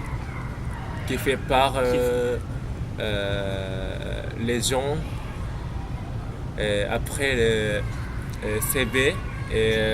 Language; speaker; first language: French; non-native, learner; Japanese